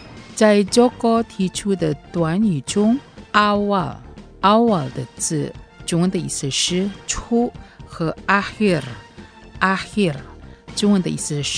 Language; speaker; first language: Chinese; non-native, fluent; Indonesian